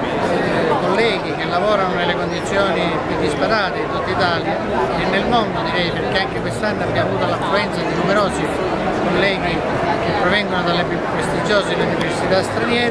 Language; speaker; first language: Italian; native; Italian